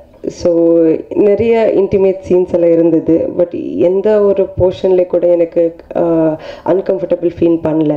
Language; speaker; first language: Tamil; non-native, learner; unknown